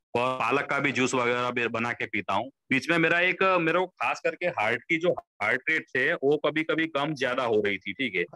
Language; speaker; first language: Hindi; non-native, local second language; Gujarati